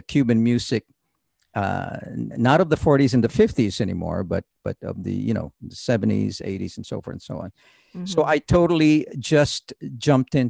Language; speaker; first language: English; early bilingual, other home language; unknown